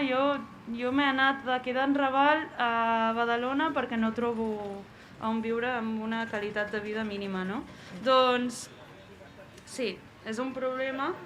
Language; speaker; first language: Catalan; non-native, fluent; Portuguese